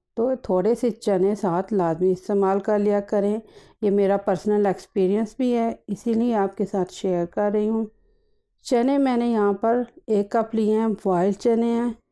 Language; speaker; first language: Urdu; native; Urdu